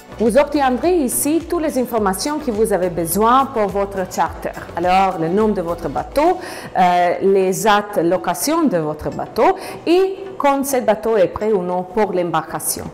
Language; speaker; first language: French; non-native, learner; Croatian